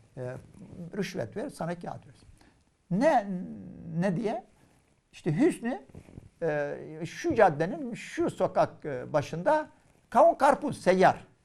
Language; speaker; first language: Turkish; non-native, fluent; Arabic